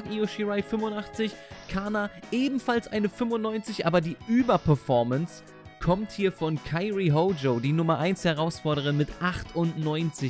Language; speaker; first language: German; native; German